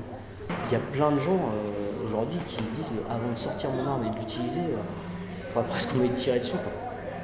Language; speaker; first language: French; native; French